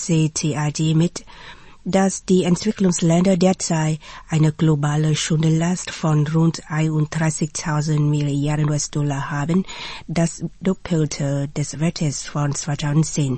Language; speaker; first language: German; non-native, fluent; Vietnamese